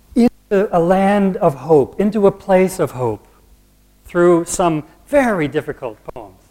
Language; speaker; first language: English; native; English